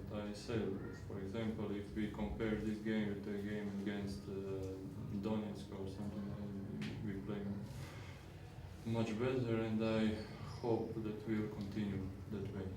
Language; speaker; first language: English; non-native, fluent; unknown